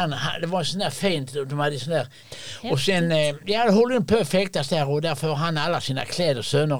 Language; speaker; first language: Swedish; native; Swedish